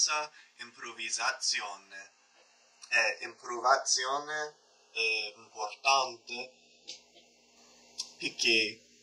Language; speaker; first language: Italian; non-native, learner; English